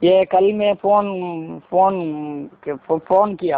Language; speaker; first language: Hindi; non-native, learner; Malayalam